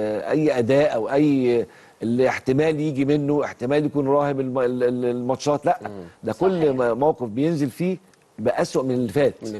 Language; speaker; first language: Arabic; native; Arabic